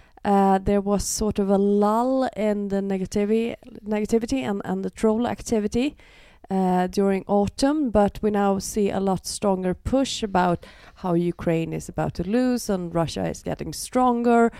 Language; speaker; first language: English; non-native, fluent; Swedish